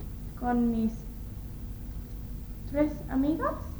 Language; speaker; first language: Spanish; non-native, learner; English